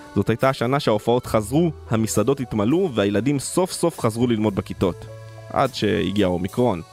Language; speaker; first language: Hebrew; native; Hebrew